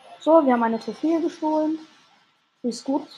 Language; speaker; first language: German; native; German